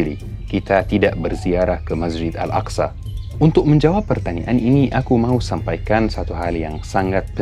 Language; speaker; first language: Indonesian; non-native, fluent; Arabic